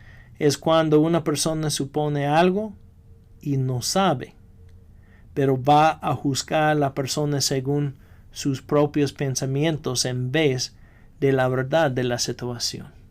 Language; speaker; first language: Spanish; non-native, fluent; English